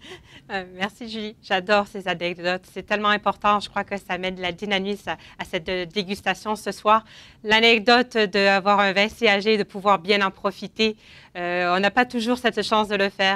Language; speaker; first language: French; native; French